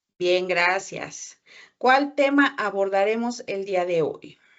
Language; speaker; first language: Spanish; native; Spanish